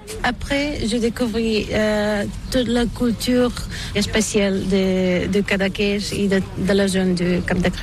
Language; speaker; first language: French; non-native, learner; Bulgarian